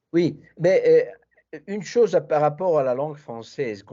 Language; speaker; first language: French; non-native, fluent; Italian